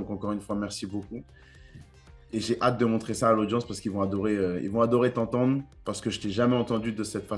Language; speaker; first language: French; native; French